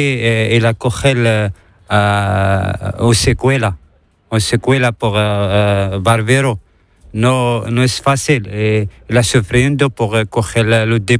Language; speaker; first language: Spanish; non-native, learner; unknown